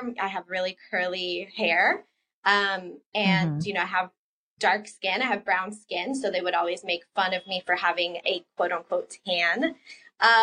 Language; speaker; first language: English; early bilingual, other home language; Spanish